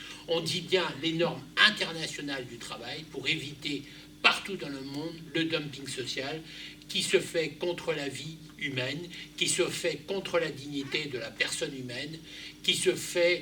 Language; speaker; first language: French; native; French